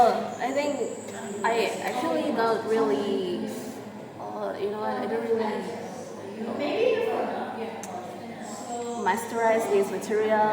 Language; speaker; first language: English; non-native, learner; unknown